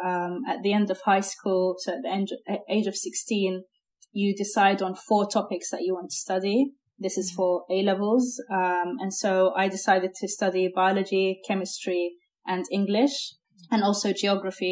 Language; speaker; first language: English; native; English